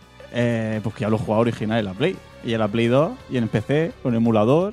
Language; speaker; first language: Spanish; native; Spanish